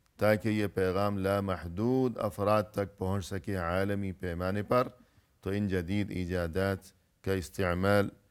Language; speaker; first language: Urdu; native; Urdu